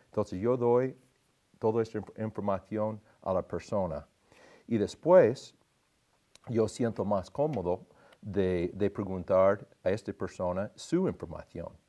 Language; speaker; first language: Spanish; non-native, fluent; English